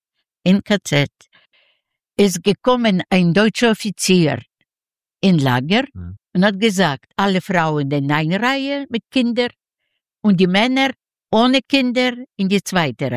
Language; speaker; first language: German; non-native, fluent; Yiddish